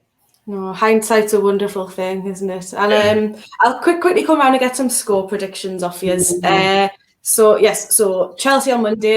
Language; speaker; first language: English; native; English